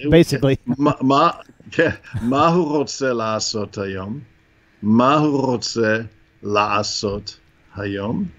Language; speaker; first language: Hebrew; non-native, fluent; English